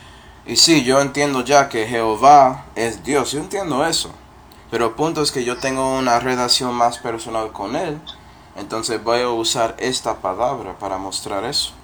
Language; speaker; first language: Spanish; non-native, fluent; English